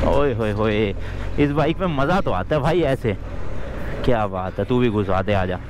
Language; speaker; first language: Hindi; native; Hindi